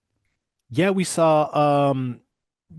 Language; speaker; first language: English; native; English